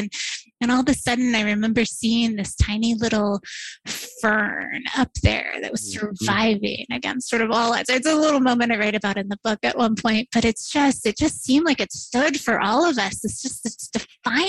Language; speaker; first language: English; native; English